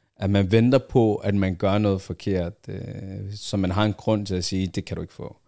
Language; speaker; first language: Danish; early bilingual, other home language; Arabic